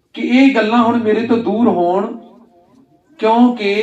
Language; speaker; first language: Hindi; non-native, local second language; Punjabi